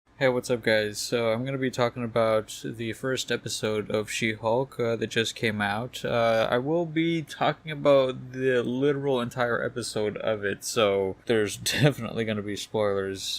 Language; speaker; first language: English; native; English